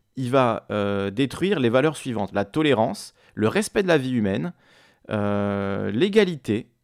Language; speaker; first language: French; native; French